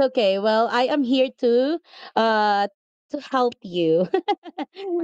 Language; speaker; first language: English; non-native, local second language; Filipino